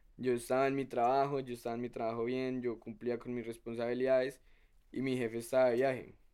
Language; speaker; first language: Spanish; native; Spanish